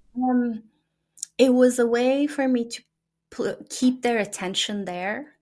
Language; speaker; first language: English; non-native, fluent; Turkish